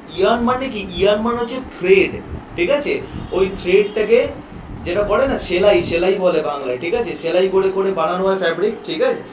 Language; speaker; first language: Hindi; non-native, local second language; Bangla